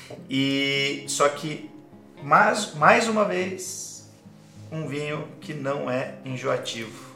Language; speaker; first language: Portuguese; native; Portuguese